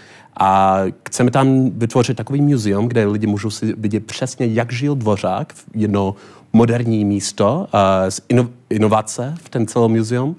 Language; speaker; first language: Czech; non-native, learner; English